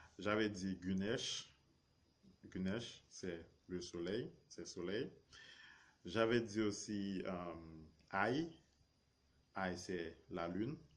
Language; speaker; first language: French; non-native, local second language; Haitian Creole